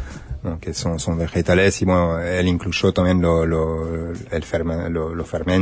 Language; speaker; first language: Spanish; non-native, fluent; French